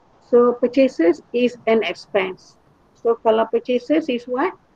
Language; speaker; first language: English; non-native, local second language; Malay